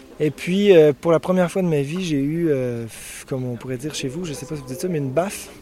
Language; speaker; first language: French; native; French